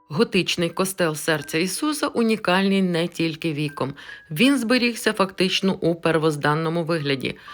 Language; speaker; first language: Ukrainian; native; Ukrainian